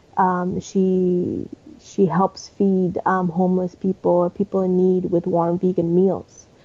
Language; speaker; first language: English; early bilingual, other home language; Spanish